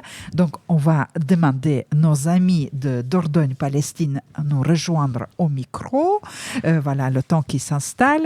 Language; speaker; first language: French; native; French